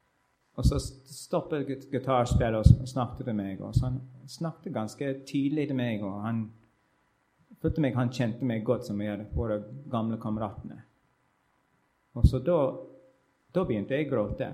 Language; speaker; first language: Norwegian; non-native, learner; English